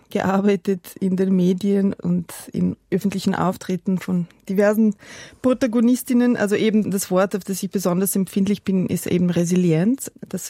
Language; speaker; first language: German; non-native, fluent; Serbian